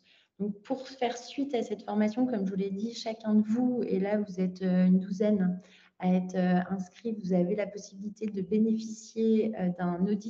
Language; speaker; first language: French; native; French